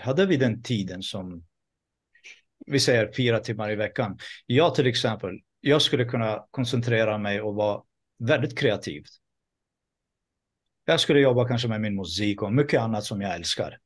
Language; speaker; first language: Swedish; non-native, fluent; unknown